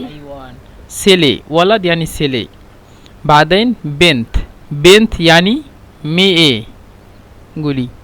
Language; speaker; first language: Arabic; non-native, fluent; Bangla